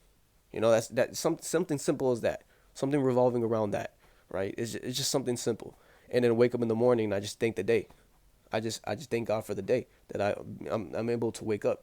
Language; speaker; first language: English; native; English